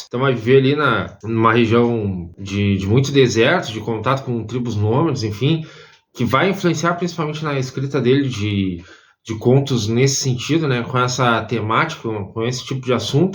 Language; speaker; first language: Portuguese; native; Portuguese